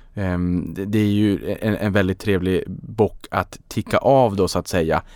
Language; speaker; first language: Swedish; native; Swedish